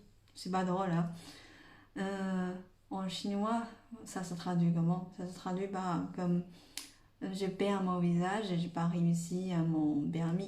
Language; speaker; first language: French; non-native, fluent; Chinese